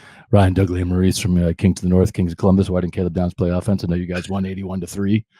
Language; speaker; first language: English; native; English